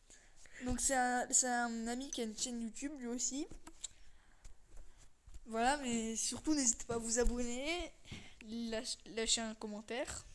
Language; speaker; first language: French; native; French